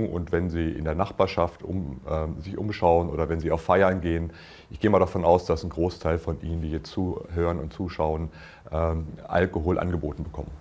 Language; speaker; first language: German; native; German